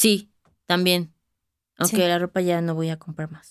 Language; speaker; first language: Spanish; native; Spanish